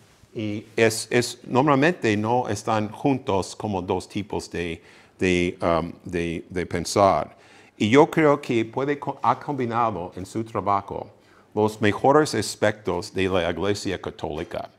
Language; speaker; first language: Spanish; non-native, fluent; English